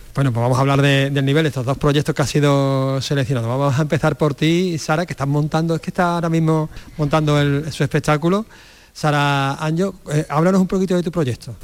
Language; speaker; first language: Spanish; native; Spanish